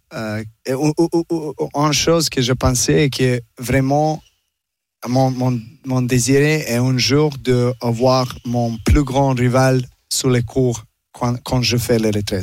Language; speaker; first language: French; non-native, learner; Serbian